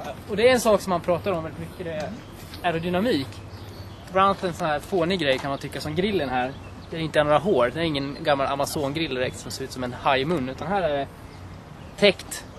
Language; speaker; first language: Swedish; native; Swedish